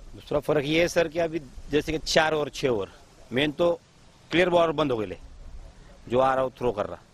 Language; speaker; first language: Hindi; non-native, local second language; Marathi